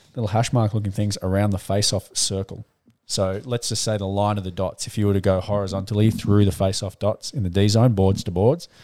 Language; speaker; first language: English; native; English